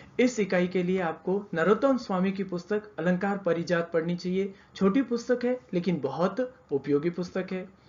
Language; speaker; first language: Hindi; native; Hindi